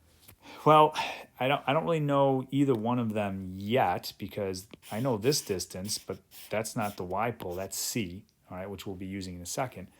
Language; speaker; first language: English; native; English